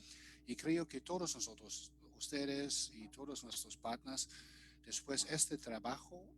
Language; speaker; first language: Spanish; non-native, fluent; German